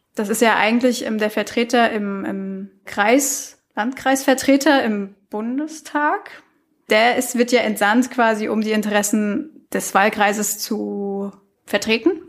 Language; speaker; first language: German; native; German